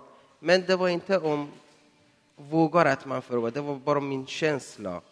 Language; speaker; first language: Swedish; non-native, learner; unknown